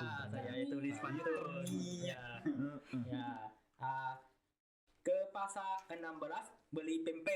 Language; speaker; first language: Indonesian; non-native, learner; Thai